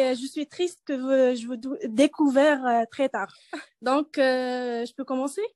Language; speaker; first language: French; non-native, learner; Arabic